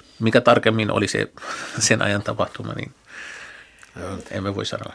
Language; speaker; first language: Finnish; non-native, fluent; Arabic